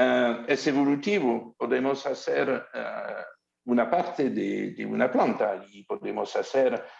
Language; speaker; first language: Spanish; non-native, learner; French